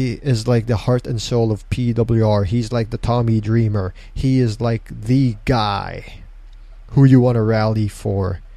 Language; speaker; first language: English; non-native, local second language; Filipino